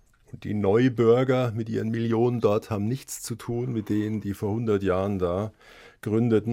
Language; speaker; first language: German; native; German